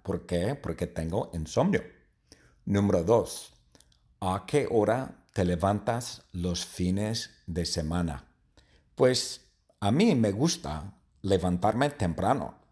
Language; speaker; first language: Spanish; non-native, learner; English